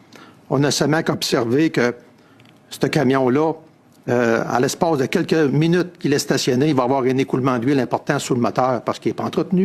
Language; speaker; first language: French; native; French